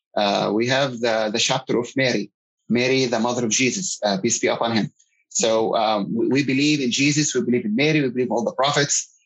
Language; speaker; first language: English; non-native, fluent; Arabic